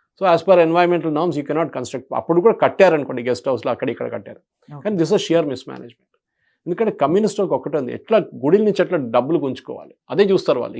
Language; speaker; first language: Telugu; non-native, local second language; Malayalam